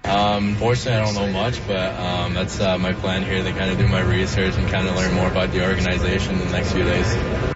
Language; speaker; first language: English; non-native, fluent; French